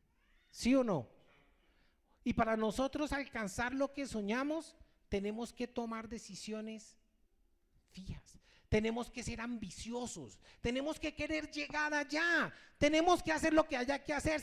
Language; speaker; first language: Spanish; native; Spanish